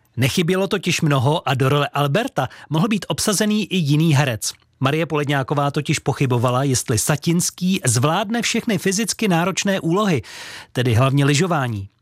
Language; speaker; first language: Czech; native; Czech